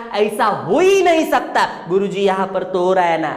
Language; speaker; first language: Hindi; non-native, local second language; Marathi